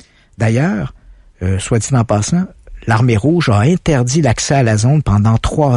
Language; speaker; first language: French; native; French